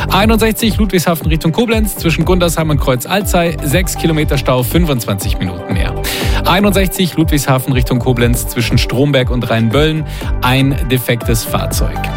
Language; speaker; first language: German; native; German